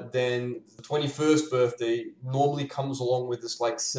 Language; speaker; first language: English; native; English